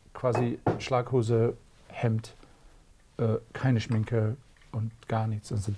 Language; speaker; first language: German; non-native, fluent; English